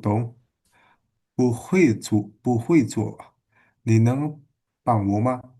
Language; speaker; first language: Chinese; non-native, learner; Indonesian